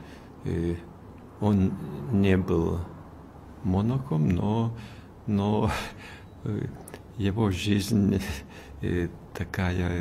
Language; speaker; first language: Russian; non-native, fluent; Lithuanian